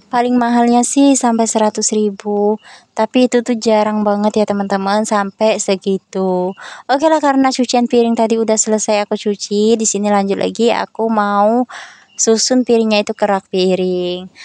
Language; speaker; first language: Indonesian; non-native, local second language; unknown